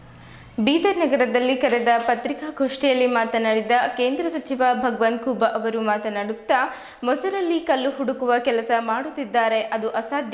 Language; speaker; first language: Kannada; native; Kannada